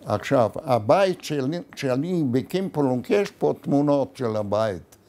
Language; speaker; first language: Hebrew; non-native, fluent; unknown